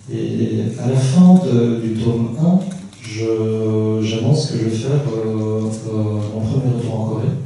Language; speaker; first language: French; early bilingual, other home language; Korean